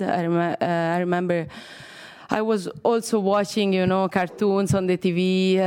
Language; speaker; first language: English; non-native, fluent; Italian